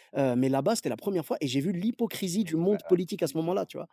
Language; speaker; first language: French; native; French